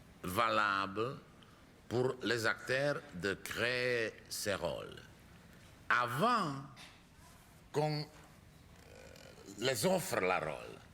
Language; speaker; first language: French; non-native, fluent; Czech